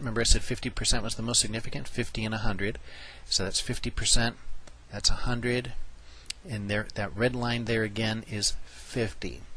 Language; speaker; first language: English; native; English